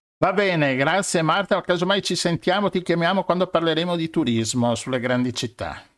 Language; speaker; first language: Italian; native; Italian